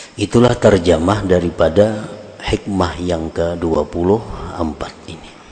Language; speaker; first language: Indonesian; non-native, local second language; Banjar